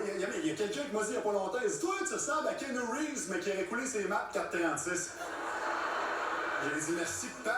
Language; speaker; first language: French; native; French